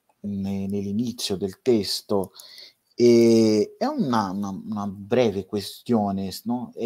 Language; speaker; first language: Italian; non-native, fluent; Portuguese